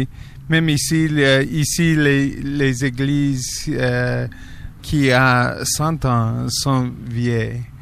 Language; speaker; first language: French; non-native, learner; English